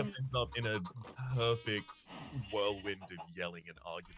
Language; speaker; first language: English; native; English